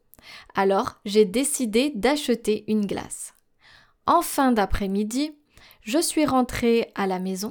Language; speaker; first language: French; non-native, fluent; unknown